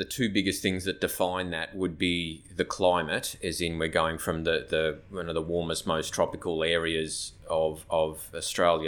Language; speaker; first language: English; native; English